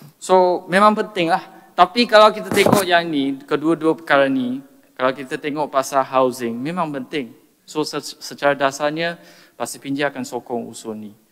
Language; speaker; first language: Malay; non-native, local second language; Chinese